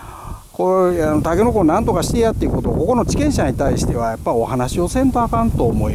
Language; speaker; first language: Japanese; native; Japanese